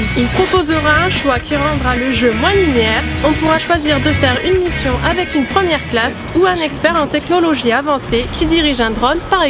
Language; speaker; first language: French; native; French